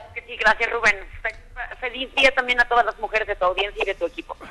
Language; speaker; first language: Spanish; native; Spanish